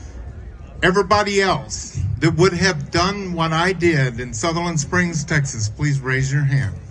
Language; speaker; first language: English; native; English